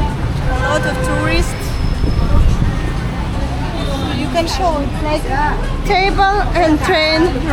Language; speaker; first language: English; non-native, learner; Russian